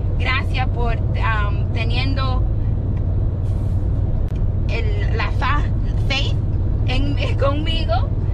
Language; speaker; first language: Spanish; early bilingual, heritage; Spanish